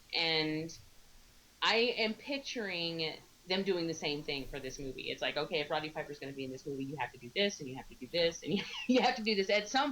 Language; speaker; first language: English; native; English